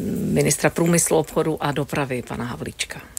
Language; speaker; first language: Czech; native; Czech